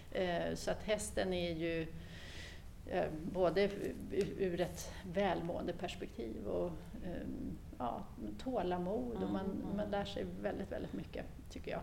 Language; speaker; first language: Swedish; native; Swedish